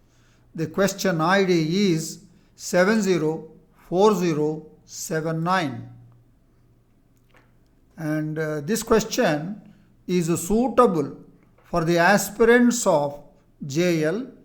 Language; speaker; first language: English; non-native, local second language; Telugu